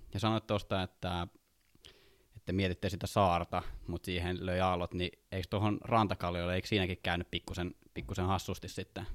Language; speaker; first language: Finnish; native; Finnish